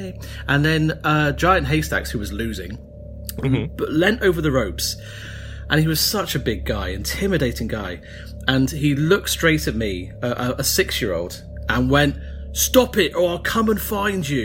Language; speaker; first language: English; native; English